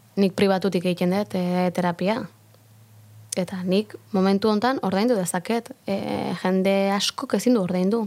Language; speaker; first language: Basque; native; Basque